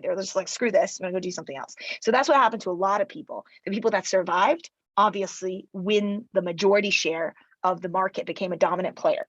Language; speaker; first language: English; early bilingual, other home language; Chinese